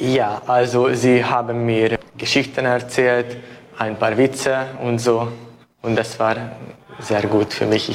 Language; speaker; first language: German; non-native, local second language; Hungarian